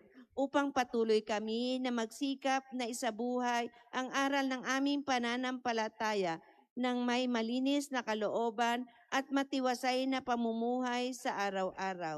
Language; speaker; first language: Filipino; native; Filipino